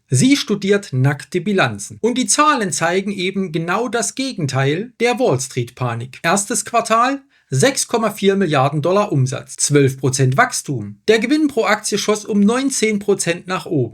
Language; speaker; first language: German; native; German